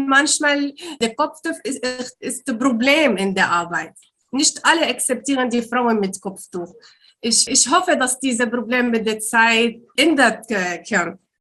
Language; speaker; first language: German; non-native, learner; Arabic